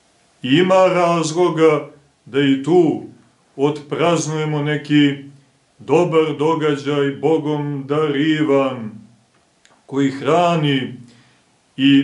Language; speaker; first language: Serbian; native; Serbian